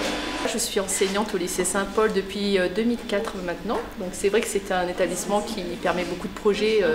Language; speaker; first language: French; native; French